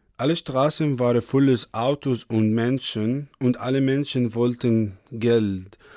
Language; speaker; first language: German; non-native, learner; Arabic